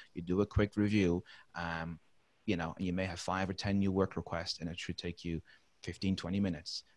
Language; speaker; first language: English; non-native, fluent; Dutch